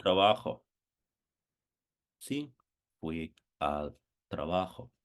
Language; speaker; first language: Spanish; non-native, fluent; English